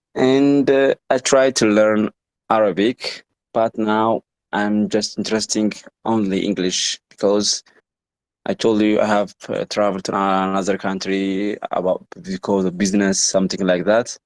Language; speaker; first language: English; non-native, learner; Amharic